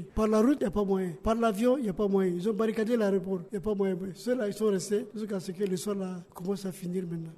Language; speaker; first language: French; non-native, local second language; Soninke